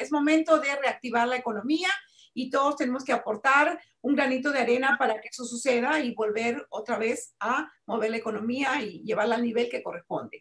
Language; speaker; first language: Spanish; native; Spanish